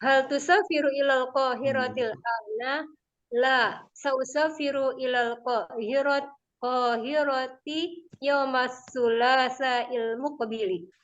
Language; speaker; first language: Arabic; non-native, learner; Indonesian